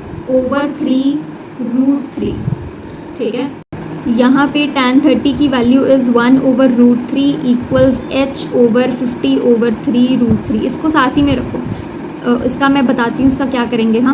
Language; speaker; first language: Hindi; native; Hindi